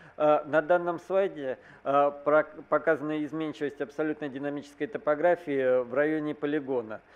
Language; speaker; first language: Russian; native; Russian